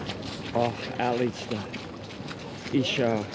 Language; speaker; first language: Russian; non-native, learner; English